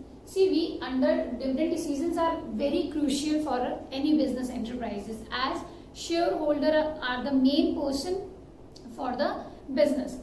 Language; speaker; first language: English; non-native, local second language; Hindi